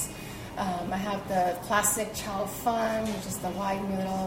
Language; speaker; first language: English; early bilingual, other home language; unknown